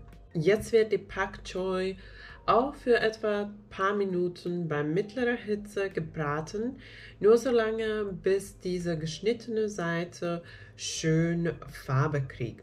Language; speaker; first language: German; non-native, fluent; Finnish